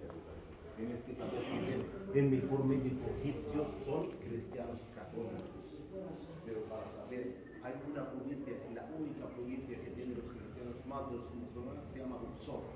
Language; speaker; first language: Spanish; non-native, fluent; Arabic